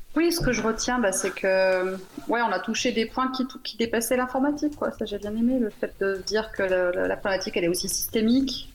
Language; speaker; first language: French; native; French